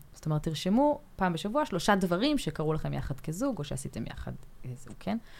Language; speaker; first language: Hebrew; native; Hebrew